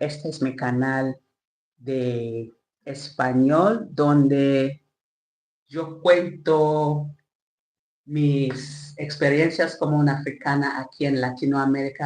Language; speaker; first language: Spanish; non-native, learner; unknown